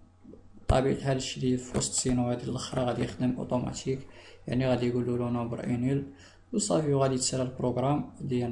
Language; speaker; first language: Arabic; native; Arabic